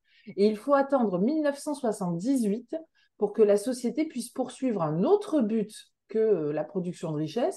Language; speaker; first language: French; native; French